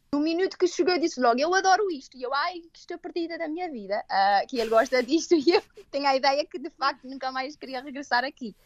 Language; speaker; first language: Portuguese; native; Portuguese